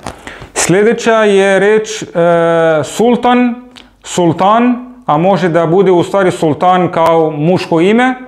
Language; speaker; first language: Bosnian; non-native, fluent; Arabic